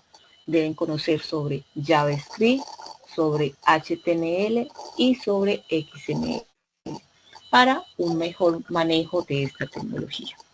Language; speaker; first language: Spanish; native; Spanish